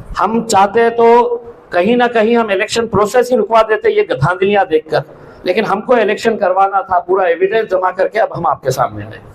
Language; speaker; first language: Hindi; non-native, local second language; Urdu